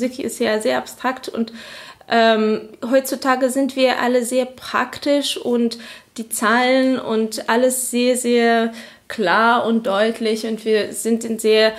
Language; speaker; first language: German; non-native, fluent; Azerbaijani